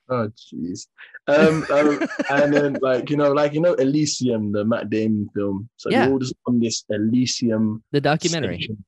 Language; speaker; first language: English; native; English